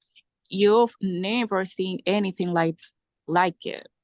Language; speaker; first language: English; non-native, fluent; Spanish